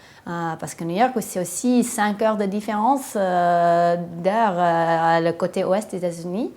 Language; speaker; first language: French; non-native, fluent; English